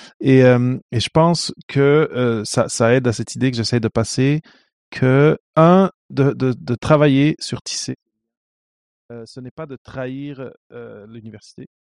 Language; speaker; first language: French; non-native, fluent; Portuguese